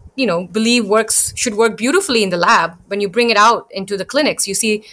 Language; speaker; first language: English; early bilingual, other home language; Thai